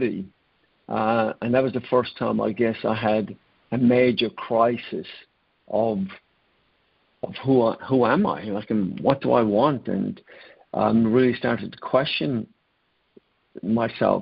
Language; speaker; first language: English; native; English